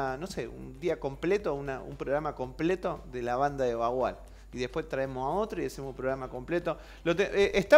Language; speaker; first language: Spanish; native; Spanish